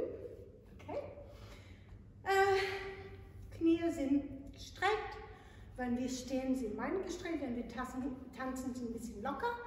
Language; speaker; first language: German; non-native, fluent; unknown